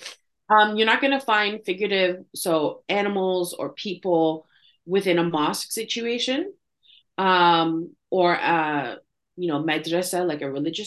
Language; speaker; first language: English; native; English